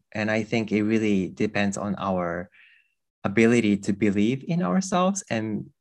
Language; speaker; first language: English; non-native, fluent; Japanese